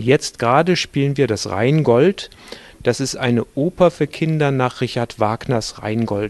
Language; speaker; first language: German; native; German